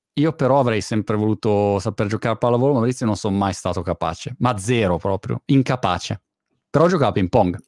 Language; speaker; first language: Italian; native; Italian